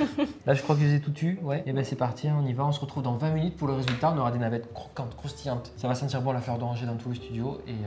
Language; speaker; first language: French; native; French